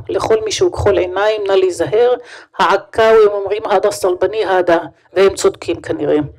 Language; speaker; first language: Hebrew; native; Hebrew